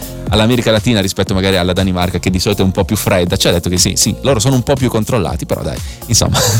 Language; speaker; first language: Italian; native; Italian